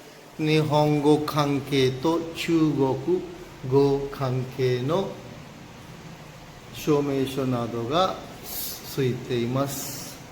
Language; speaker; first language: Japanese; non-native, fluent; Urdu